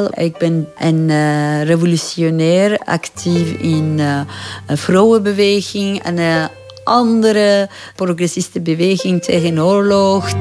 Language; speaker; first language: Dutch; non-native, fluent; Persian